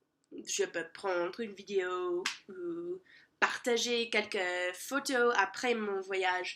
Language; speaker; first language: French; non-native, learner; English